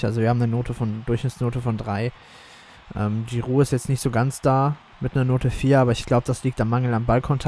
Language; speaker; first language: German; native; German